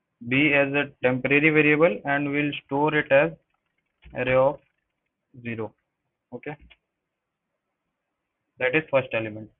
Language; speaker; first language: English; non-native, local second language; Hindi